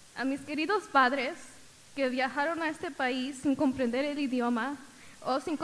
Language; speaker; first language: Spanish; early bilingual, heritage; Spanish